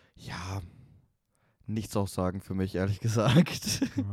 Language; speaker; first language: German; native; German